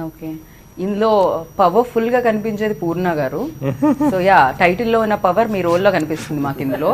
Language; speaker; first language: Telugu; native; Telugu